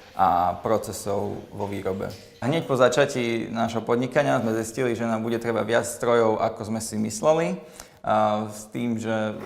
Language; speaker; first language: Slovak; native; Slovak